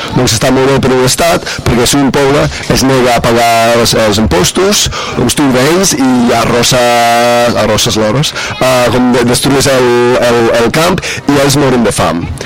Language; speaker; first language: Catalan; non-native, fluent; English